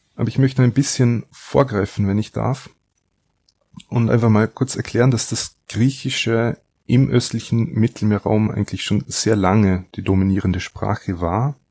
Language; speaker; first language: German; native; German